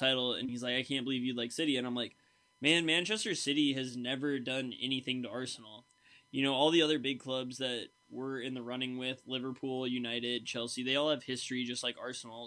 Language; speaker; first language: English; native; English